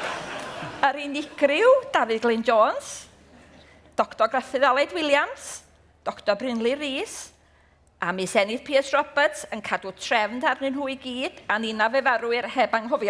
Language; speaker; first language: Welsh; native; Welsh